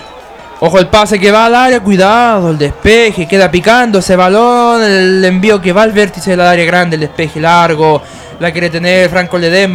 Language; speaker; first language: Spanish; native; Spanish